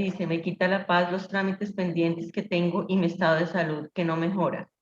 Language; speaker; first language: Spanish; native; Spanish